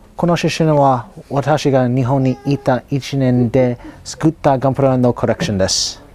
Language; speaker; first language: Japanese; non-native, learner; English